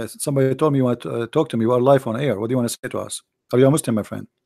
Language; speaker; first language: English; non-native, fluent; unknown